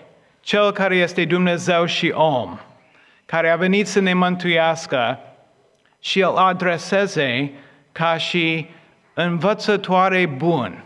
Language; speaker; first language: Romanian; non-native, fluent; English